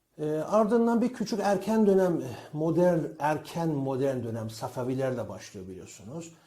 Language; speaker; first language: Turkish; non-native, fluent; Persian